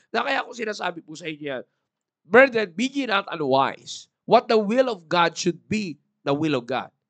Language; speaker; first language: Filipino; native; Filipino